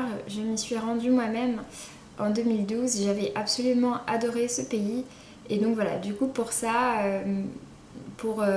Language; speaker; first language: French; native; French